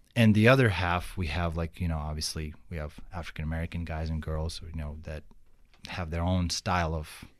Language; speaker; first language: English; non-native, fluent; Ukrainian